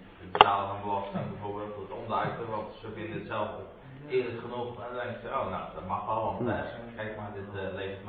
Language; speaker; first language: Dutch; native; Dutch